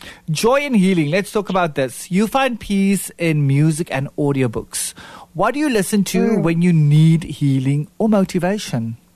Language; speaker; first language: English; non-native, local second language; Afrikaans